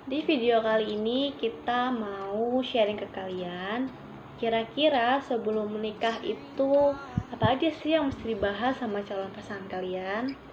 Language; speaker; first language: Indonesian; native; Indonesian